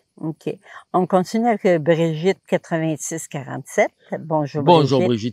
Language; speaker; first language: French; native; French